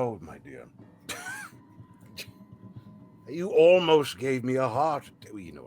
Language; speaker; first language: English; native; English